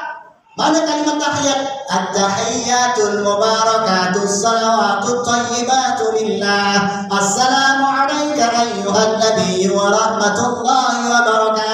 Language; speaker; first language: Malay; native; Malay